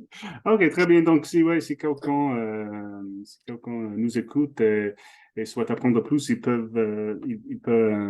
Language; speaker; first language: French; non-native, fluent; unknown